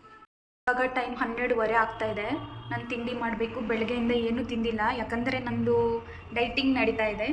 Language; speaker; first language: Kannada; non-native, local second language; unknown